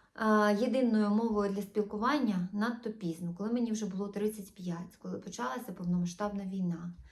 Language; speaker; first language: Ukrainian; non-native, local second language; Russian